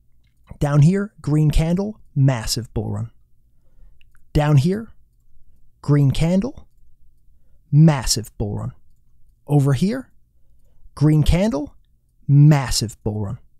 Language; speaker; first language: English; native; English